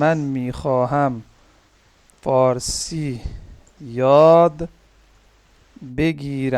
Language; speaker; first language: Persian; non-native, learner; Urdu